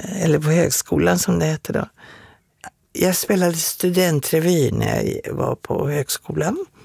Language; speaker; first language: Swedish; early bilingual, other home language; Finnish